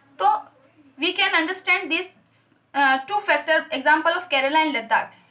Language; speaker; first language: Hindi; native; Hindi